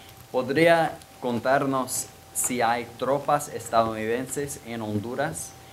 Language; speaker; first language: Spanish; non-native, fluent; English